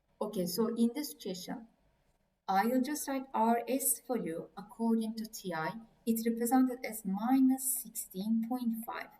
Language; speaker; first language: English; non-native, fluent; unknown